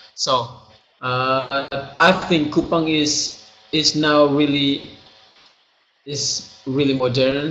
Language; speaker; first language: English; non-native, learner; Indonesian